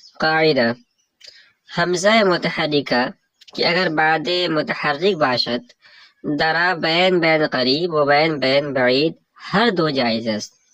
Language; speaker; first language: Urdu; native; Urdu